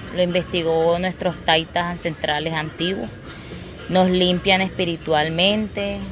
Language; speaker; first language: Spanish; non-native, local second language; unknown